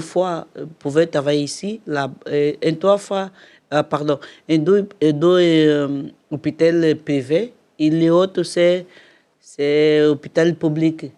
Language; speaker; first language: French; non-native, learner; Portuguese